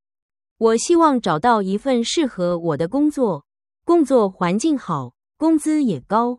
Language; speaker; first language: Chinese; non-native, learner; Vietnamese